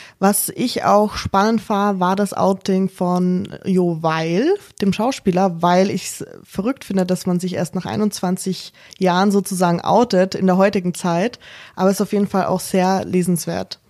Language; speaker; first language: German; native; German